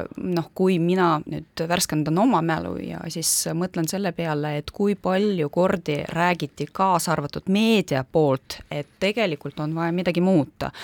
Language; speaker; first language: Estonian; non-native, local second language; Russian